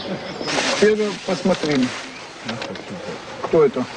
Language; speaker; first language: Russian; non-native, learner; French